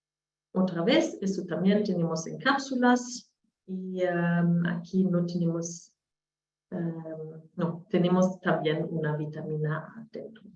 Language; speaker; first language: Spanish; non-native, learner; German